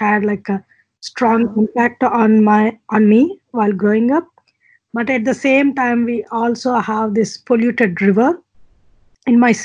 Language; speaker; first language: English; non-native, local second language; Telugu